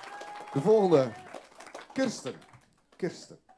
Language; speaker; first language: Dutch; native; Dutch